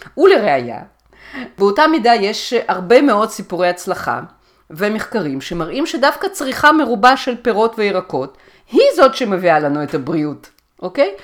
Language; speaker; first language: Hebrew; early bilingual, other home language; Russian